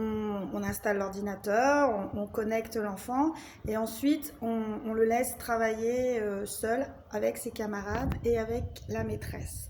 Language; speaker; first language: French; native; French